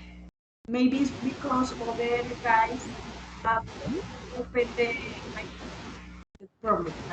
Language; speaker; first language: English; non-native, learner; Spanish